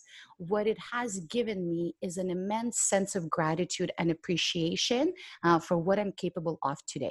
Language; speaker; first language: English; non-native, fluent; Ukrainian